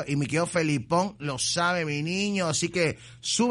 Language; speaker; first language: Spanish; native; Spanish